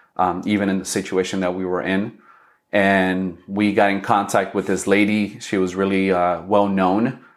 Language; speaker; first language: English; early bilingual, other home language; Spanish